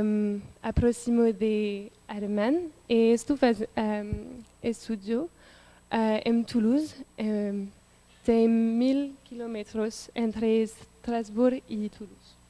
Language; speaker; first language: Portuguese; non-native, learner; French